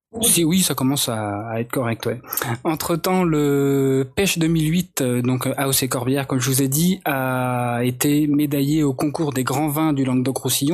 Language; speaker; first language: French; native; French